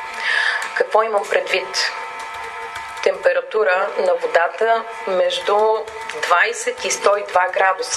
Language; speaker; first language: Bulgarian; native; Bulgarian